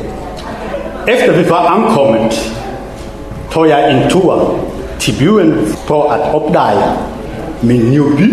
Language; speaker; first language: Danish; non-native, fluent; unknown